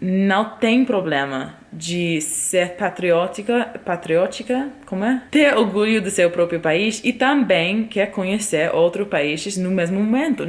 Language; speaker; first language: Portuguese; non-native, fluent; English